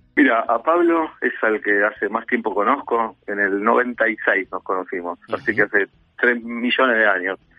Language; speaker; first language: Spanish; native; Spanish